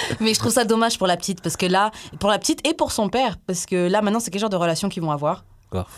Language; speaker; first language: French; native; French